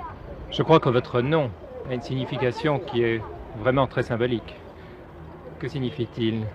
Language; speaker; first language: French; native; French